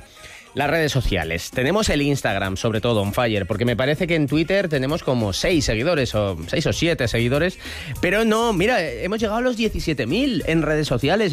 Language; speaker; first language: Spanish; native; Spanish